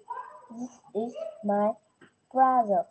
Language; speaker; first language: English; non-native, learner; Vietnamese